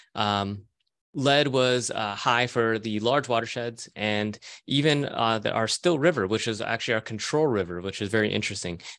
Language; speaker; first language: English; native; English